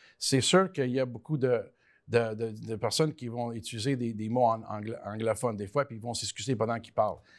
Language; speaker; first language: French; early bilingual, other home language; Italian